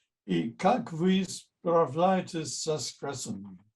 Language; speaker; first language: Russian; non-native, fluent; English